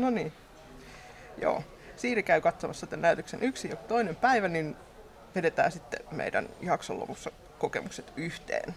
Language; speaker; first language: Finnish; native; Finnish